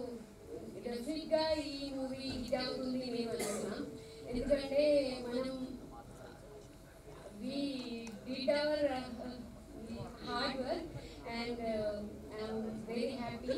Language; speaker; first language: Telugu; non-native, learner; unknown